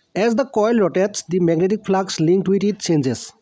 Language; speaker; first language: English; non-native, local second language; Assamese